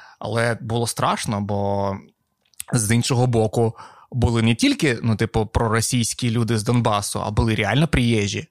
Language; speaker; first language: Ukrainian; non-native, local second language; Russian